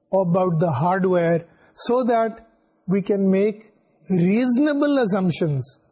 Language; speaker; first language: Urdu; non-native, local second language; Punjabi